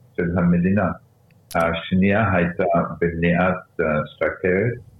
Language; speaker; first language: Hebrew; early bilingual, other home language; Arabic